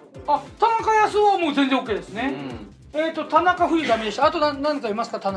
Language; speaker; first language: Japanese; native; Japanese